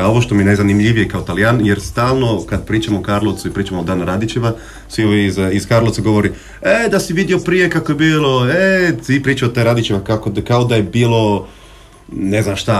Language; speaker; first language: Croatian; non-native, fluent; Italian